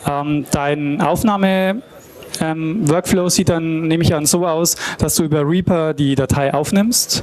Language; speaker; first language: German; native; German